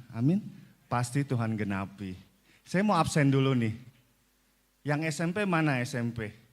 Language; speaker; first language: Indonesian; native; Indonesian